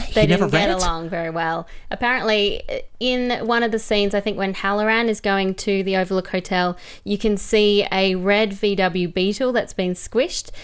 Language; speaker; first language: English; native; English